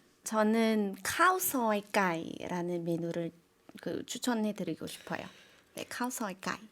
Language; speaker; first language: Korean; non-native, fluent; Thai